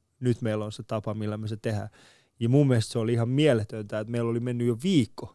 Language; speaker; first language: Finnish; early bilingual, other home language; Persian